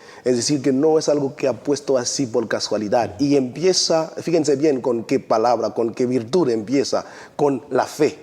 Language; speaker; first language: Spanish; non-native, fluent; Haitian Creole